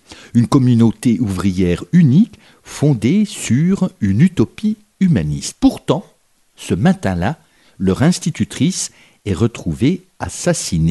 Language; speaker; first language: French; native; French